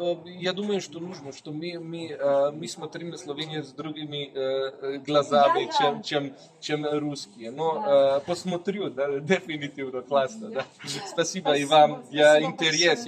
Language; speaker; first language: Russian; non-native, learner; Slovenian